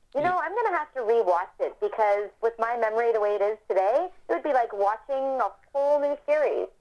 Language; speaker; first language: English; native; English